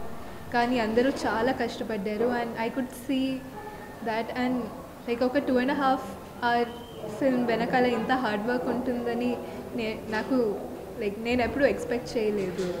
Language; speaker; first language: Telugu; non-native, local second language; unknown